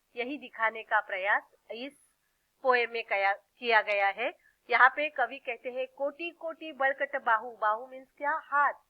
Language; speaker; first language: Hindi; non-native, local second language; Marathi